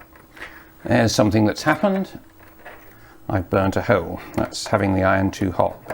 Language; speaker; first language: English; native; English